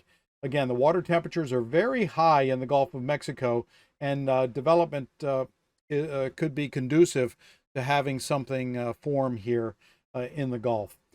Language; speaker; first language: English; native; English